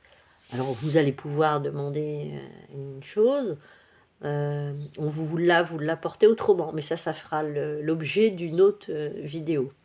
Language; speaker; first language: French; native; French